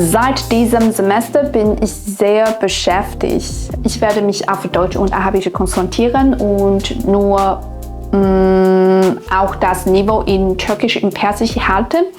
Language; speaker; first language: German; non-native, fluent; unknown